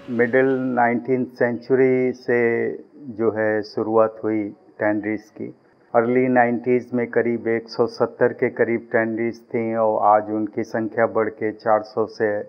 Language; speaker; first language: Hindi; native; Hindi